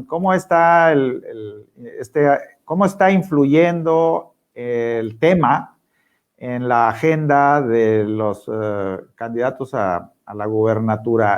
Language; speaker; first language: Spanish; native; Spanish